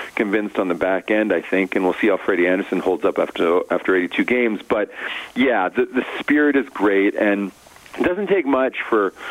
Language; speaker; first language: English; native; English